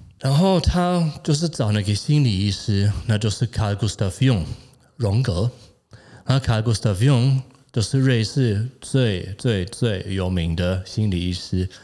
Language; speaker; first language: Chinese; non-native, fluent; German